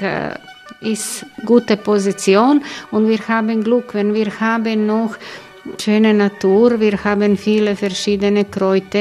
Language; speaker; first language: German; non-native, learner; Croatian